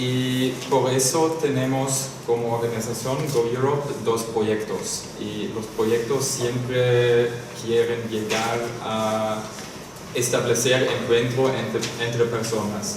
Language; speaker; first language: Spanish; non-native, fluent; German